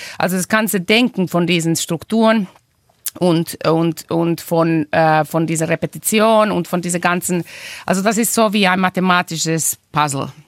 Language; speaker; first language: German; non-native, fluent; Finnish